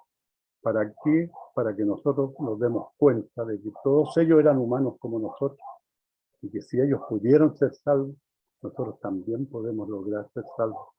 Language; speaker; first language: Spanish; native; Spanish